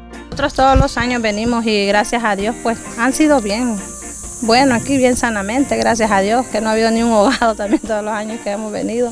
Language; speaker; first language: Spanish; native; Spanish